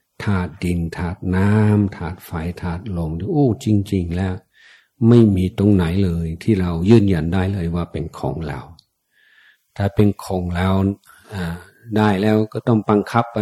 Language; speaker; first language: Thai; non-native, fluent; English